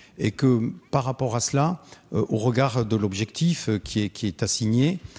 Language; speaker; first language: French; native; French